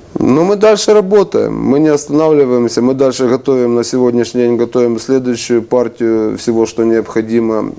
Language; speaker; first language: Russian; non-native, local second language; Ukrainian